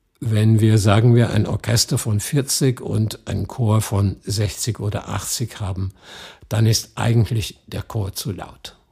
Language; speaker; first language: German; non-native, fluent; English